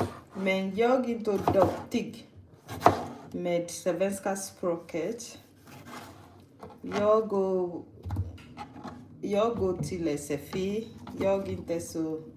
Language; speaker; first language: Swedish; non-native, learner; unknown